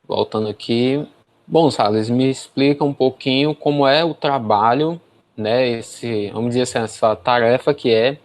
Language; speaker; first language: Portuguese; native; Portuguese